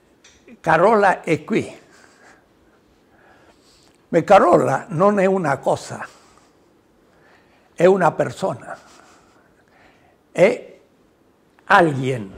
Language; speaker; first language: Italian; non-native, learner; Spanish